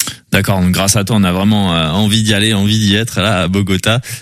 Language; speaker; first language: French; native; French